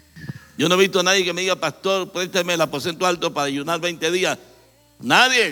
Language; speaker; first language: Spanish; native; Spanish